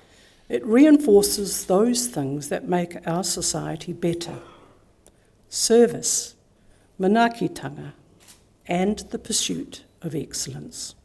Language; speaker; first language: English; native; English